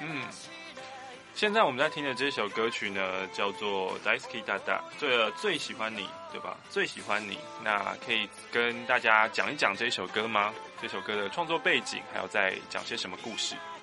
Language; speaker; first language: Chinese; native; Chinese